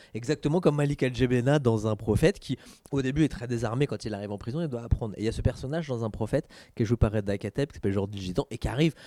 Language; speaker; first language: French; native; French